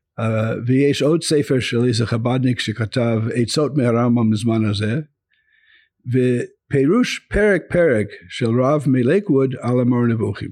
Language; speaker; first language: Hebrew; non-native, fluent; English